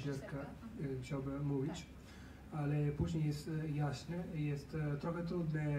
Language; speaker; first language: Polish; non-native, learner; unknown